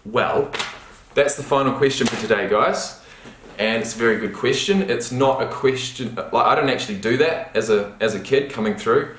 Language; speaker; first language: English; native; English